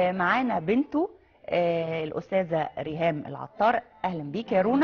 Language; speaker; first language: Arabic; native; Arabic